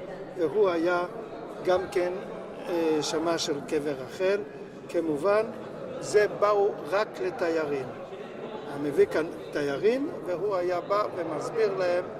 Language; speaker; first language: Hebrew; non-native, local second language; Yiddish